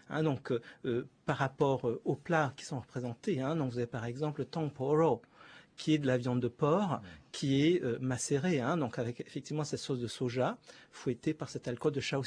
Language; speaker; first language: French; native; French